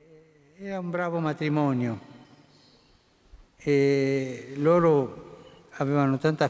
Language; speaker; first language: Italian; non-native, fluent; Spanish